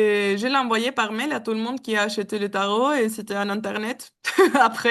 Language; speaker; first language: French; non-native, learner; Spanish